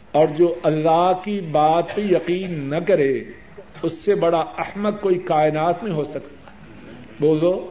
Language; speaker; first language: Urdu; non-native, local second language; Punjabi